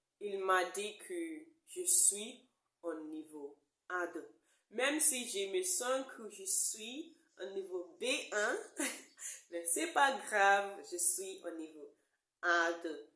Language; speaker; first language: French; non-native, learner; English